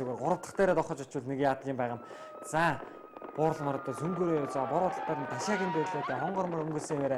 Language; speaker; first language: Mongolian; native; Mongolian